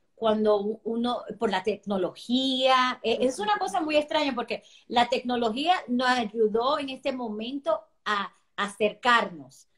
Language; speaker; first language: Spanish; early bilingual, heritage; Spanish